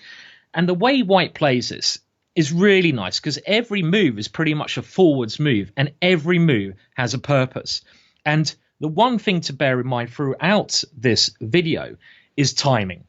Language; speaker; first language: English; native; English